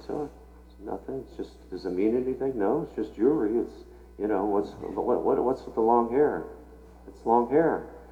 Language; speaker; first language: English; native; English